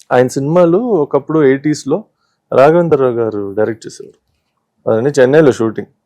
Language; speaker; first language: Telugu; native; Telugu